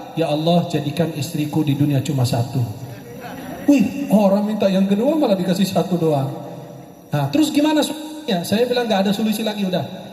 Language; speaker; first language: Indonesian; non-native, fluent; Arabic